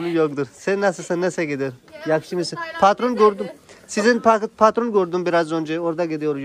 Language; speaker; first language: Turkish; non-native, learner; Hindi